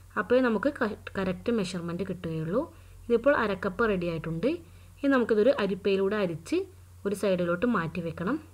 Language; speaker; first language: Malayalam; native; Malayalam